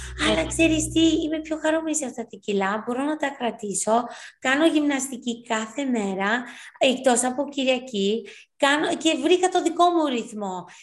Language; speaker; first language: Greek; early bilingual, heritage; Greek